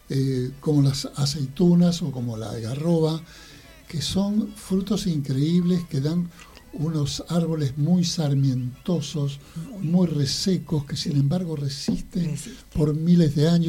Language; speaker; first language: Spanish; native; Spanish